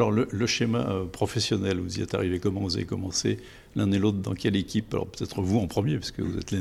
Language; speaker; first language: French; native; French